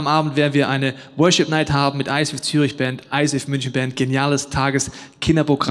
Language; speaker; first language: German; native; German